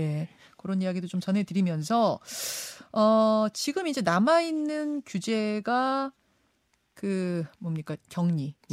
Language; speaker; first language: Korean; native; Korean